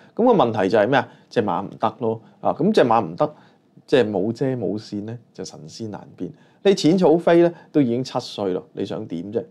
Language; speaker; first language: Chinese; non-native, local second language; Cantonese